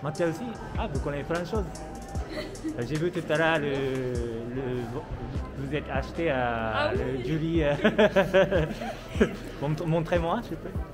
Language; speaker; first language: French; non-native, learner; Japanese